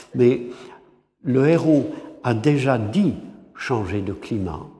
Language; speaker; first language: French; non-native, fluent; English